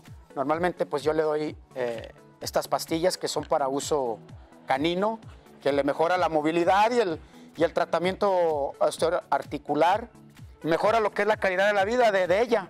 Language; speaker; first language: Spanish; native; Spanish